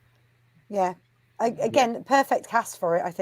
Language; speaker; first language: English; native; English